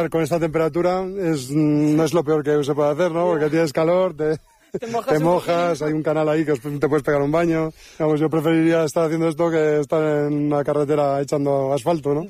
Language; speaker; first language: Spanish; native; Spanish